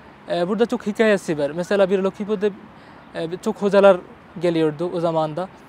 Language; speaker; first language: Turkish; non-native, learner; Bangla